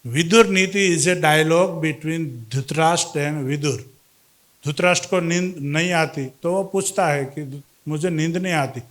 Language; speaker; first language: Hindi; non-native, local second language; Gujarati